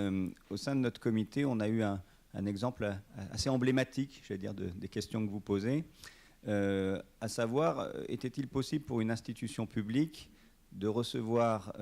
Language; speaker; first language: French; native; French